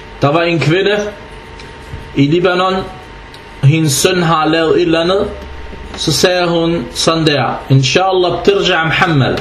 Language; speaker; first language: Danish; non-native, fluent; Arabic